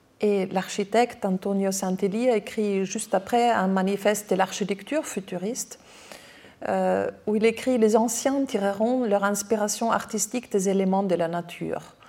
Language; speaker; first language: French; non-native, fluent; German